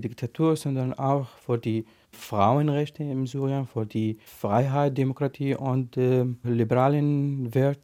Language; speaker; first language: German; non-native, learner; Arabic